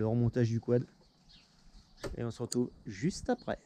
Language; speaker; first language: French; native; French